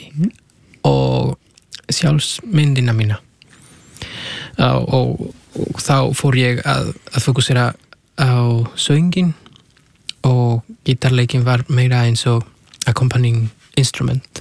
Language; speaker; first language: Icelandic; non-native, fluent; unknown